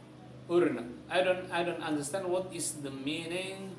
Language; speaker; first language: English; non-native, learner; Javanese